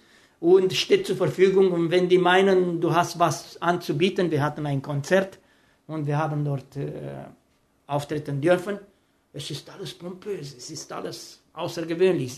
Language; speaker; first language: German; non-native, fluent; Romanian